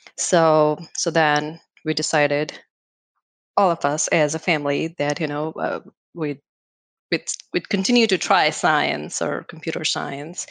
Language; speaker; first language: English; non-native, local second language; Hindi